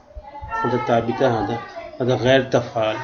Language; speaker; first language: Arabic; non-native, learner; Urdu